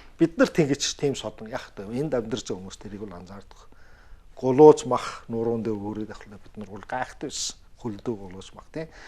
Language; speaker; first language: Mongolian; early bilingual, heritage; Mongolian